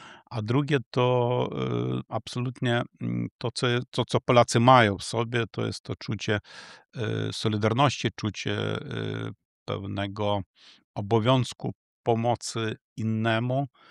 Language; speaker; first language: Polish; non-native, fluent; Ukrainian